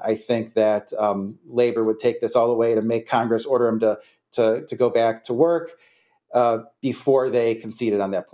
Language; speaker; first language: English; native; English